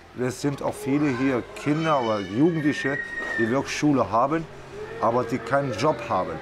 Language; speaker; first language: German; early bilingual, other home language; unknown